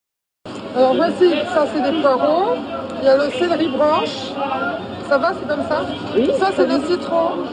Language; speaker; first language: French; native; French